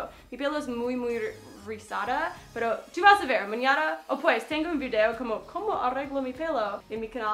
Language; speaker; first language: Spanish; non-native, fluent; English